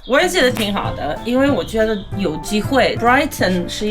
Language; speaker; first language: Chinese; non-native, fluent; English